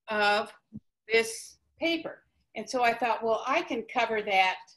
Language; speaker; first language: English; native; English